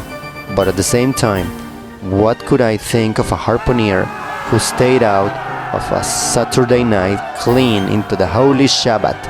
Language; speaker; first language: English; non-native, fluent; Spanish